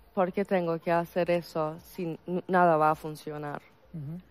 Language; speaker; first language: Spanish; non-native, fluent; Persian